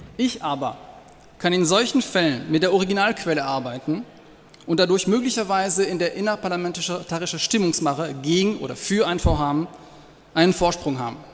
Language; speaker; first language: German; non-native, fluent; French